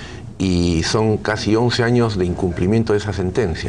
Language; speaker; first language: Spanish; native; Spanish